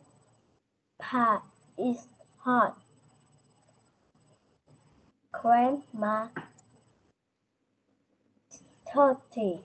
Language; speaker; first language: English; non-native, learner; Vietnamese